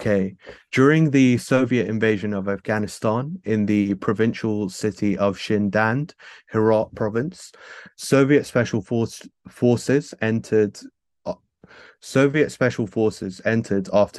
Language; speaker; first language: English; native; English